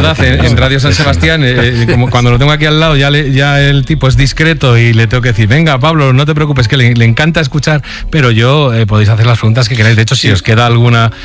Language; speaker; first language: Spanish; native; Spanish